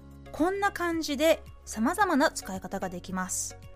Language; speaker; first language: Japanese; native; Japanese